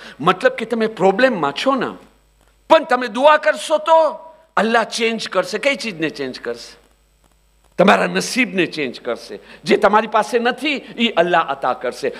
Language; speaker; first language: Gujarati; early bilingual, heritage; Gujarati